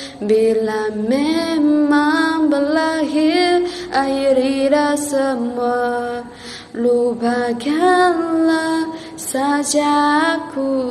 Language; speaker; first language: Indonesian; non-native, learner; Chinese